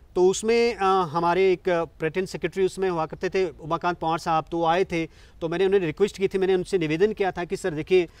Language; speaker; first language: Hindi; native; Hindi